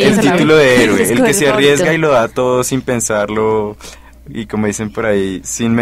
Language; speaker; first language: Spanish; native; Spanish